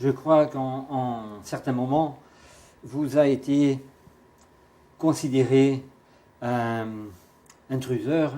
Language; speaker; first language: French; non-native, fluent; Portuguese